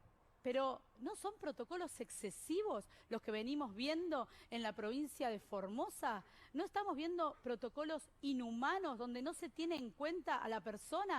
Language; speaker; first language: Spanish; native; Spanish